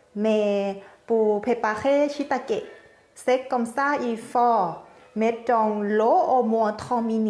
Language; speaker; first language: French; non-native, learner; Thai